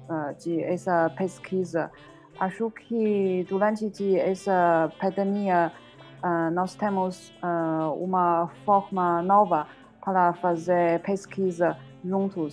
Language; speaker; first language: Portuguese; non-native, learner; Chinese